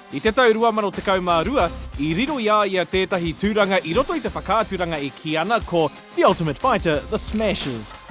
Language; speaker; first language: Māori; non-native, local second language; English